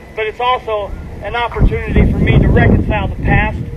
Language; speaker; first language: English; native; English